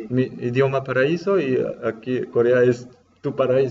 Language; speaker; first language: Spanish; non-native, learner; Korean